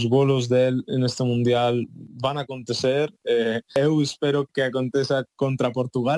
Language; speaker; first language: Portuguese; non-native, learner; Spanish